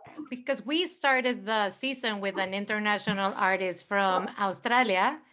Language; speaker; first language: English; early bilingual, other home language; Spanish